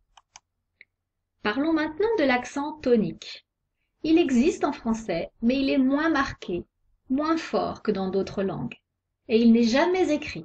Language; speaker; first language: French; native; French